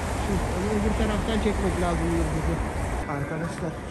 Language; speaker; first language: Turkish; native; Turkish